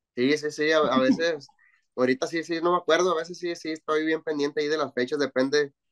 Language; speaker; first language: Spanish; native; Spanish